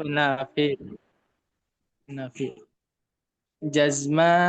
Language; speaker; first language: Arabic; non-native, learner; Indonesian